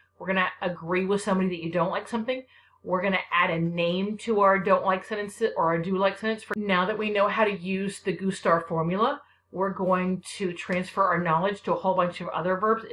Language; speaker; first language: English; native; English